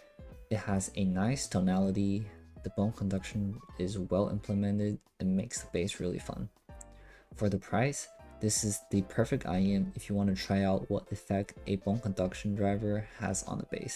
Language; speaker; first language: English; non-native, fluent; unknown